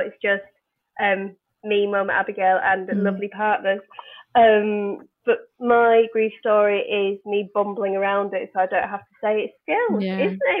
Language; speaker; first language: English; native; English